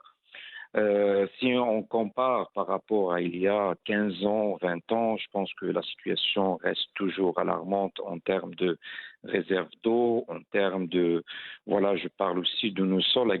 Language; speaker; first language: French; non-native, local second language; Arabic